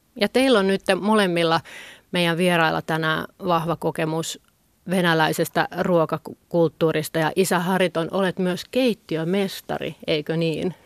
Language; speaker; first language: Finnish; native; Finnish